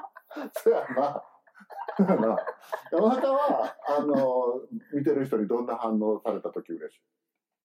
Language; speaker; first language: Japanese; native; Japanese